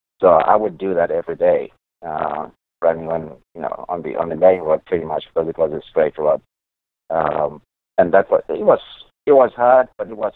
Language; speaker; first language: English; non-native, local second language; North Ndebele